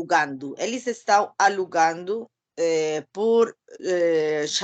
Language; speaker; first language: Portuguese; non-native, learner; Spanish